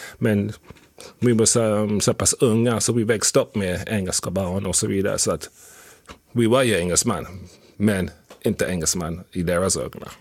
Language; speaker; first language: Swedish; non-native, fluent; English